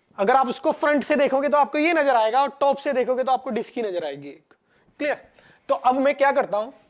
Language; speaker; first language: Hindi; non-native, local second language; Gujarati